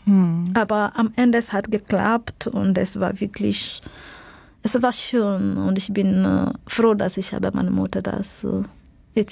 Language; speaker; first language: German; non-native, fluent; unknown